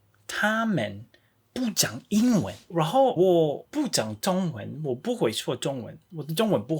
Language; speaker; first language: Chinese; non-native, learner; English